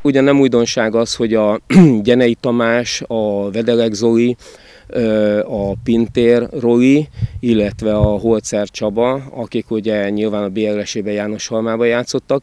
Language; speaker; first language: Hungarian; native; Hungarian